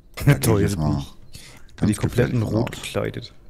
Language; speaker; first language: German; native; German